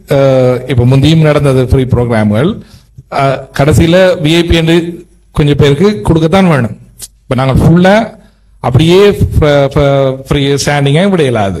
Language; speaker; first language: Tamil; native; Tamil